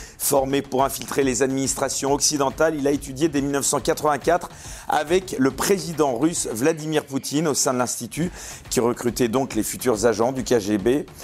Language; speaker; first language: French; native; French